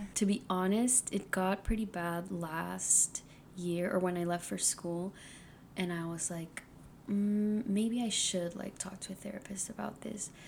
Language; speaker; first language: English; early bilingual, other home language; Spanish